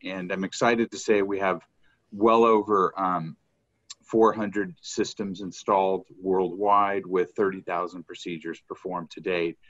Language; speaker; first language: English; native; English